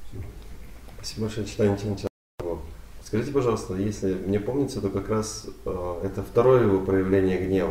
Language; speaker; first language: Russian; native; Russian